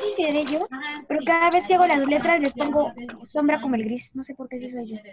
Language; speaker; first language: Spanish; native; Spanish